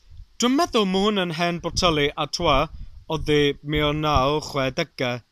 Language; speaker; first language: Welsh; non-native, learner; English